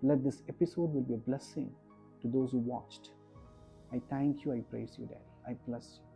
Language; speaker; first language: English; non-native, local second language; Kannada